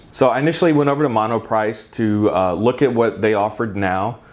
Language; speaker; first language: English; native; English